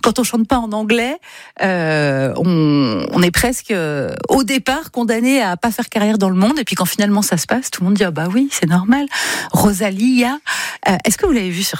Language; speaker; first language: French; native; French